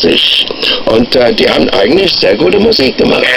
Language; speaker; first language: German; non-native, fluent; English